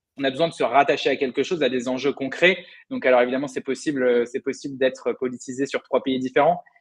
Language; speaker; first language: French; native; French